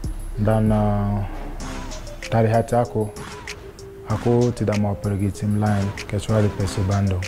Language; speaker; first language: Indonesian; non-native, fluent; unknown